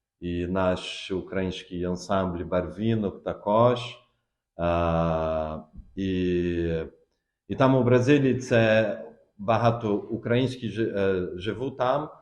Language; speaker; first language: Ukrainian; early bilingual, heritage; Portuguese